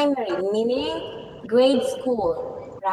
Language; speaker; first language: English; non-native, fluent; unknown